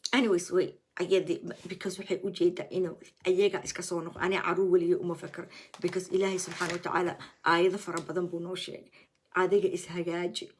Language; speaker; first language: Somali; early bilingual, heritage; Somali